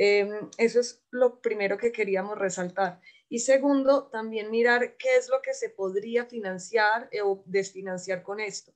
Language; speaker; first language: Spanish; native; Spanish